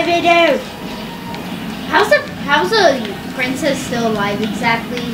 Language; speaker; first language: English; native; English